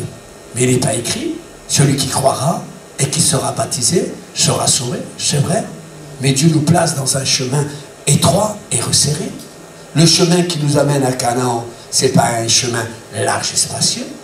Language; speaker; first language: French; native; French